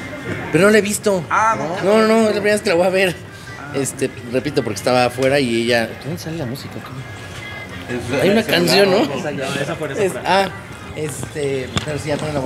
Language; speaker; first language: Spanish; native; Spanish